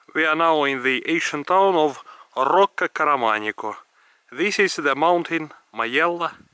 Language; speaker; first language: English; non-native, fluent; Russian